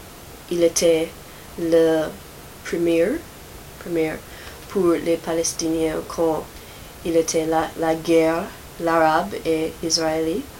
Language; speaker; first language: French; non-native, learner; English